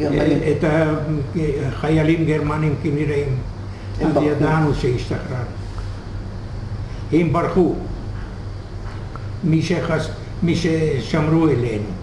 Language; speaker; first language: Hebrew; non-native, fluent; Hungarian